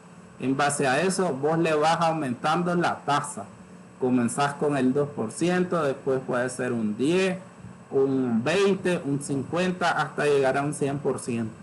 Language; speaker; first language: Spanish; native; Spanish